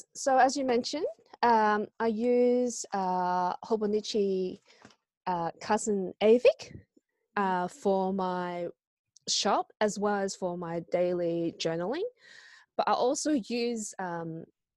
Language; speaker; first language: English; non-native, local second language; Cantonese